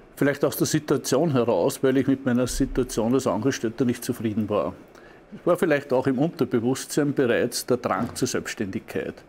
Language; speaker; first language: German; native; German